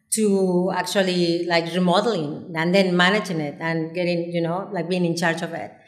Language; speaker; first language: English; non-native, fluent; Spanish